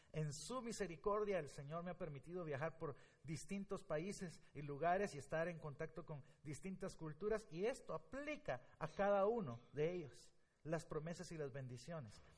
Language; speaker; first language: Spanish; native; Spanish